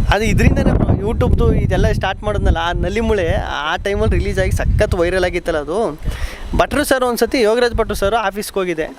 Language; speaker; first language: Kannada; native; Kannada